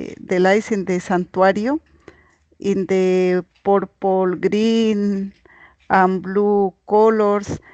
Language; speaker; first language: English; non-native, learner; Spanish